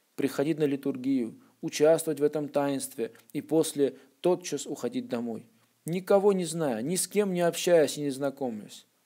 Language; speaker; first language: Russian; non-native, local second language; Armenian